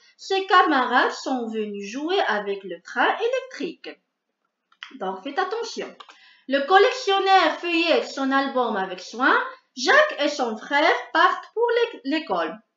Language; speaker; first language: French; non-native, local second language; Arabic